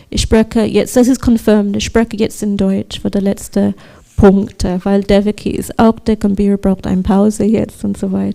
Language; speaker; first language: German; non-native, learner; English